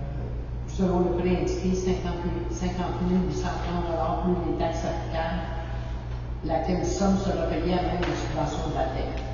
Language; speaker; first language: French; native; French